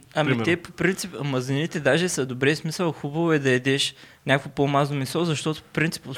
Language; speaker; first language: Bulgarian; non-native, local second language; Turkish